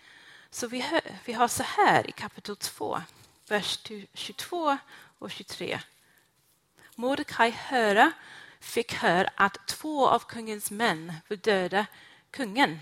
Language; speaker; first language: Swedish; non-native, fluent; English